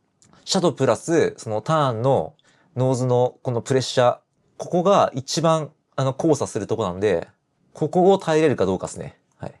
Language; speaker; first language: Japanese; native; Japanese